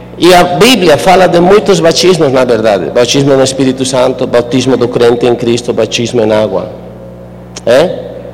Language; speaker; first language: Portuguese; non-native, fluent; Spanish